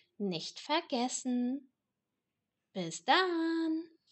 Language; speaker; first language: German; native; German